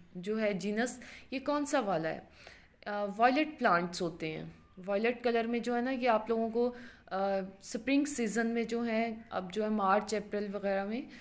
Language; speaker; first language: Urdu; non-native, local second language; Punjabi